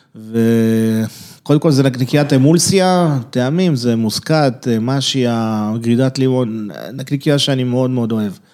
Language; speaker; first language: Hebrew; early bilingual, other home language; French